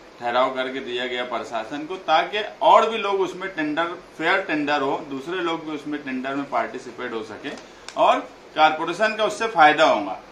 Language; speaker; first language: Hindi; non-native, local second language; Urdu